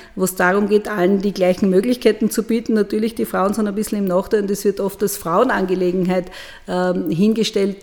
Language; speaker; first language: German; native; German